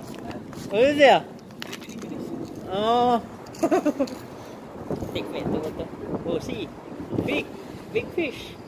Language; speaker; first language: English; non-native, learner; Filipino